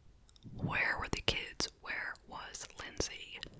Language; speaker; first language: English; native; English